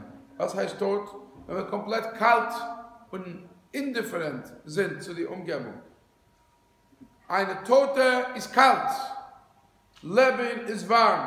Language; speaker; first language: German; non-native, fluent; English